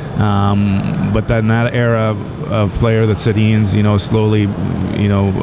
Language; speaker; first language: English; native; English